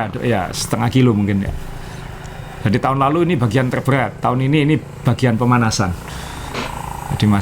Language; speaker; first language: Indonesian; native; Indonesian